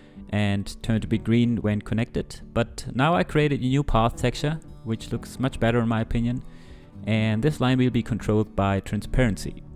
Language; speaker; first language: English; non-native, fluent; German